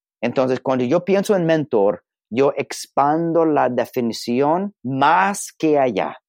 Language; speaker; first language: Spanish; non-native, learner; English